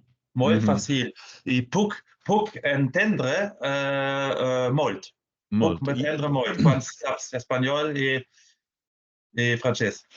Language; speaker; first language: Spanish; non-native, fluent; German